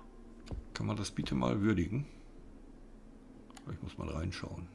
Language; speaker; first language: German; native; German